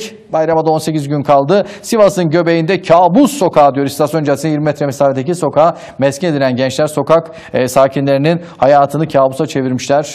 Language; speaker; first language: Turkish; native; Turkish